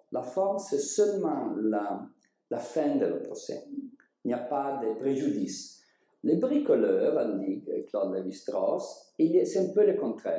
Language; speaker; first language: French; non-native, learner; Italian